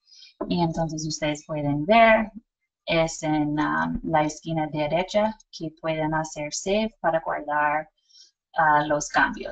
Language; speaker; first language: Spanish; non-native, fluent; English